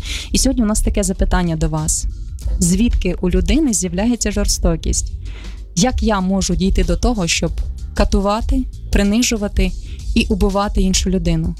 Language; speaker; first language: Ukrainian; native; Ukrainian